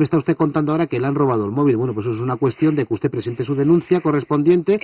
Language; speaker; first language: Spanish; native; Spanish